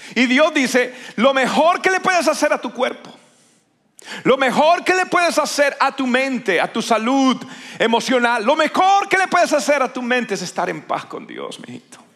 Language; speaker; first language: Spanish; native; Spanish